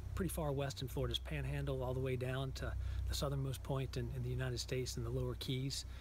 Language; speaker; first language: English; native; English